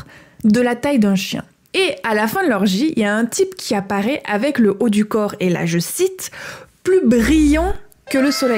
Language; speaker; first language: French; native; French